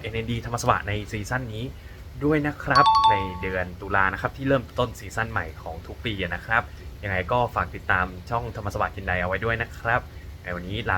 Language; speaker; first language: Thai; native; Thai